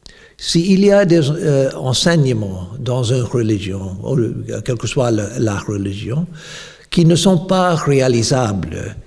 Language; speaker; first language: French; non-native, fluent; English